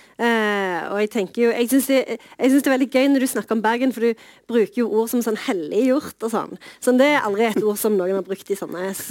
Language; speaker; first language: Norwegian; native; Norwegian